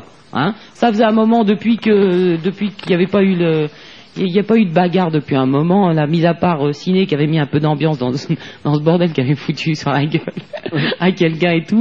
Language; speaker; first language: French; native; French